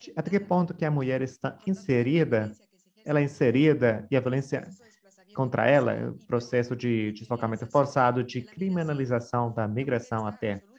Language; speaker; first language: Portuguese; non-native, fluent; Spanish